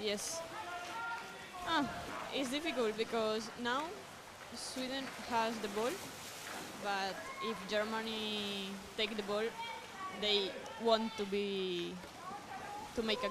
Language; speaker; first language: English; non-native, learner; Spanish